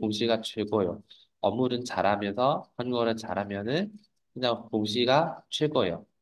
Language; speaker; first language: Korean; non-native, fluent; Vietnamese